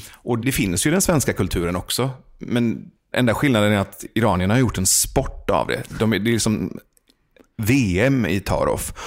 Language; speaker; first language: Swedish; early bilingual, other home language; Persian